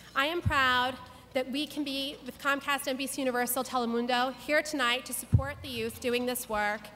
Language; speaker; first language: English; native; English